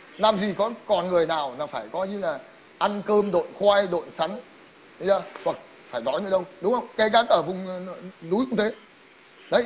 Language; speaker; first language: Vietnamese; native; Vietnamese